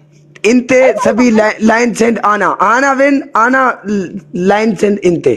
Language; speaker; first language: Arabic; non-native, learner; Punjabi